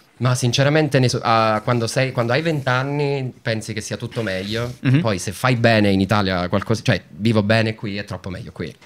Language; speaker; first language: Italian; native; Italian